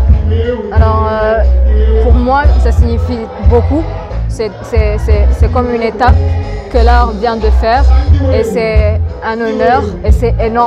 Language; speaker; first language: French; non-native, local second language; Rundi